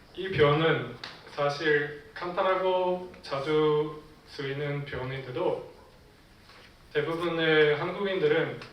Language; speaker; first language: Korean; non-native, fluent; Swedish